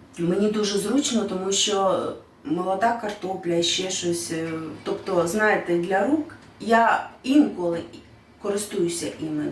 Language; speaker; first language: Ukrainian; non-native, local second language; Russian